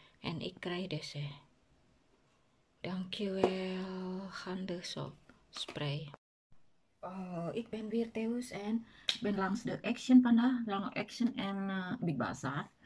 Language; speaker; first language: Dutch; non-native, learner; Indonesian